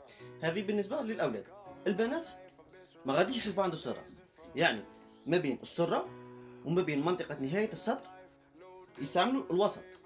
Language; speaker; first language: Arabic; native; Arabic